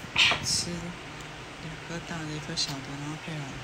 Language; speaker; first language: Chinese; native; Chinese